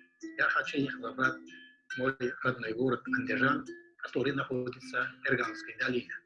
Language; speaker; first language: Russian; non-native, learner; Uzbek